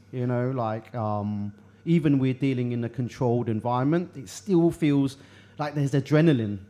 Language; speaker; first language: English; early bilingual, other home language; Cantonese